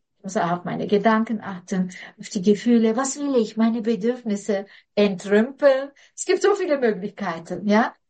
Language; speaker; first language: German; non-native, fluent; Turkish